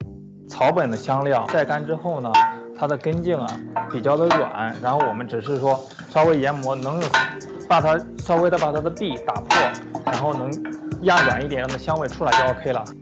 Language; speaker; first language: Chinese; native; Chinese